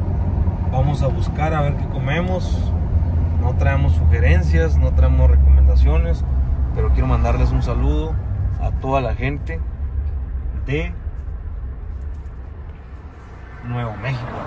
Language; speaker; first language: Spanish; native; Spanish